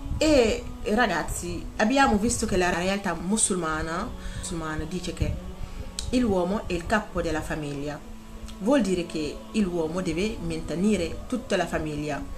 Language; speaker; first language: Italian; non-native, fluent; Wolof